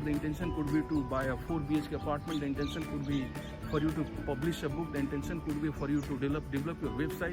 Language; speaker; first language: English; non-native, local second language; Hindi